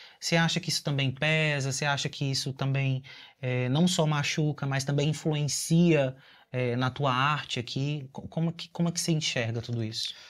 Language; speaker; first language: Portuguese; native; Portuguese